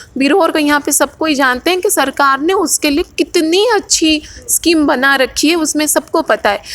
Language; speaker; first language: Hindi; non-native, local second language; Odia